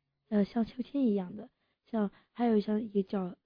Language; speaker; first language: Chinese; early bilingual, heritage; English